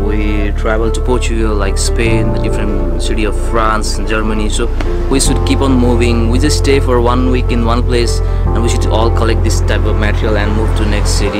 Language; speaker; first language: English; non-native, learner; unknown